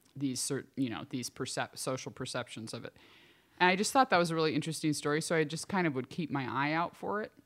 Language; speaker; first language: English; native; English